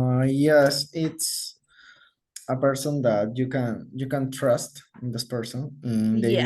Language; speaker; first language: English; non-native, learner; Spanish